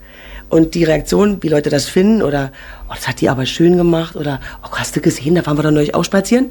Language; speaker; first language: German; native; German